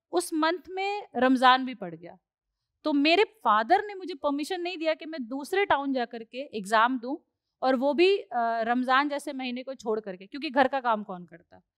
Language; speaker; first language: Hindi; native; Hindi